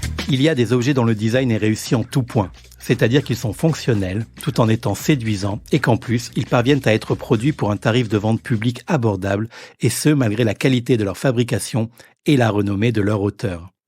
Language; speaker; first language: French; native; French